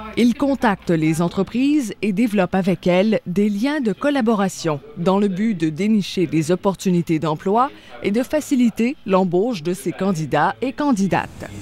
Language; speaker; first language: French; native; French